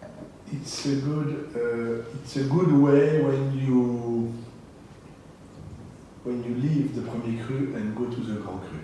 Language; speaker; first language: English; non-native, learner; French